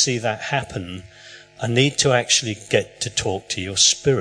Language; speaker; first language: English; native; English